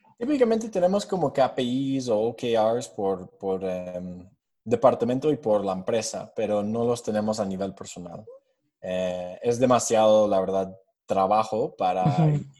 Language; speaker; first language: Spanish; non-native, fluent; English